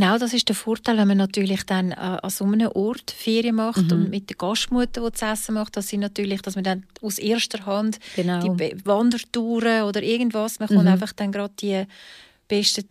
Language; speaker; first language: German; native; German